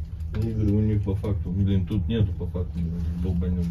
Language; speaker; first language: Russian; native; Russian